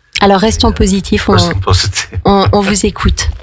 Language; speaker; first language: French; native; French